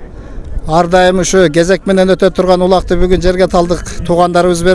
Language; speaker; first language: Kyrgyz; native; Kyrgyz